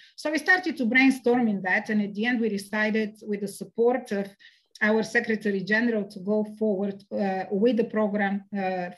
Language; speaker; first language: English; non-native, fluent; Bulgarian